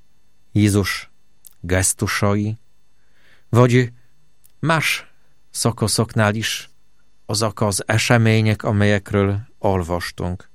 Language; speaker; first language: Hungarian; non-native, fluent; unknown